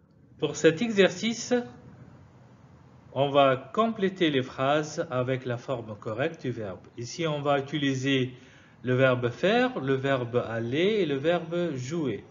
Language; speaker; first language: French; non-native, fluent; Arabic